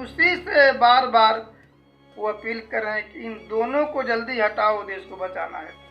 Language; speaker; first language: Hindi; native; Hindi